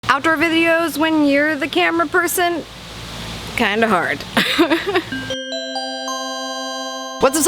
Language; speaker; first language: English; native; English